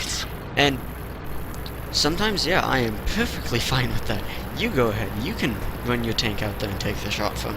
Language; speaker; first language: English; native; English